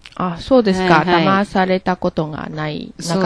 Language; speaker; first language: Japanese; non-native, learner; Chinese